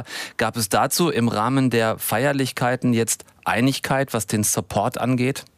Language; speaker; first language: German; native; German